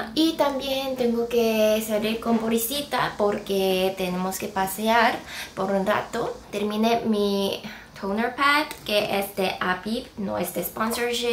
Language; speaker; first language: Spanish; non-native, fluent; Korean